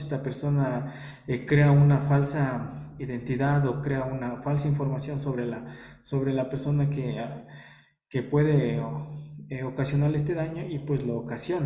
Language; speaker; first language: Spanish; native; Spanish